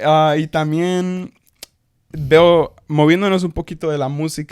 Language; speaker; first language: Spanish; early bilingual, heritage; Spanish